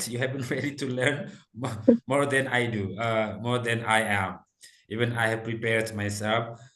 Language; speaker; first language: English; non-native, fluent; Indonesian